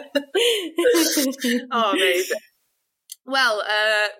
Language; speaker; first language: English; native; English